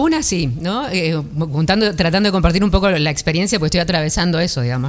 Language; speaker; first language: Spanish; native; Spanish